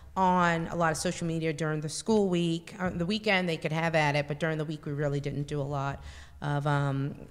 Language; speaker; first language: English; native; English